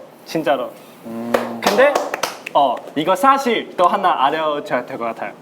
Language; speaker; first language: Korean; non-native, local second language; Chinese